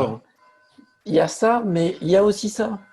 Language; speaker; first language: French; native; French